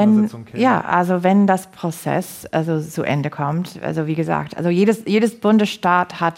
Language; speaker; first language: German; non-native, fluent; English